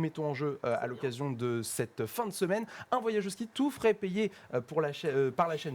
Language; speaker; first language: French; native; French